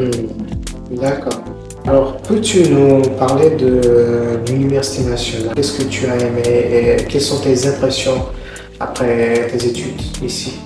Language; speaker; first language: French; non-native, fluent; Uzbek